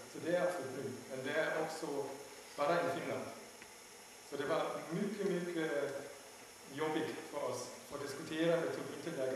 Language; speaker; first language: Swedish; non-native, learner; German